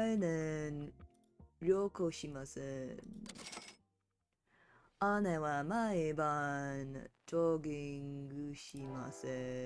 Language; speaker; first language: Japanese; non-native, learner; English